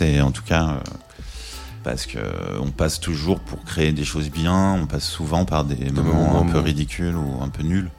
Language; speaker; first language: French; native; French